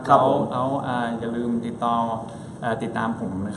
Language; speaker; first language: Thai; early bilingual, other home language; Spanish